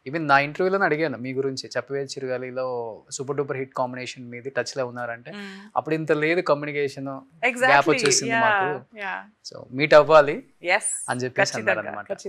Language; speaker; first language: Telugu; native; Telugu